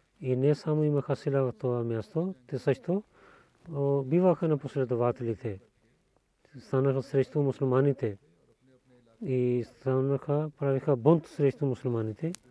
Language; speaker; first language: Bulgarian; non-native, learner; Urdu